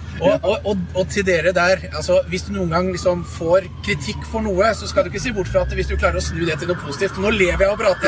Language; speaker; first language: Norwegian; native; Norwegian